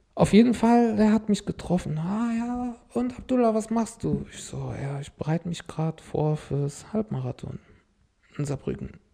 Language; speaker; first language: German; non-native, fluent; Arabic